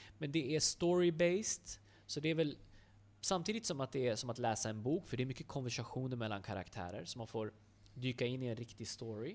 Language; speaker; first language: Swedish; native; Swedish